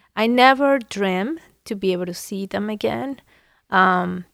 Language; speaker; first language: English; non-native, fluent; Spanish